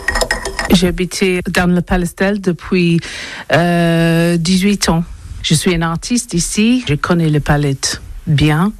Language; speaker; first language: French; non-native, learner; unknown